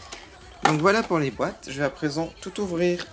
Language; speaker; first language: French; native; French